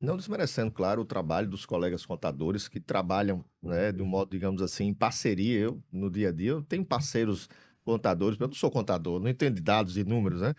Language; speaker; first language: Portuguese; native; Portuguese